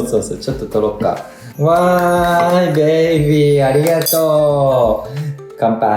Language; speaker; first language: Japanese; native; Japanese